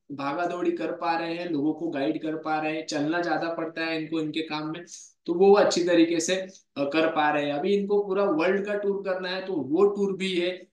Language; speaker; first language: Hindi; non-native, local second language; Marathi